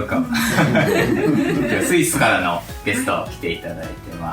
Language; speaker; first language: Japanese; native; Japanese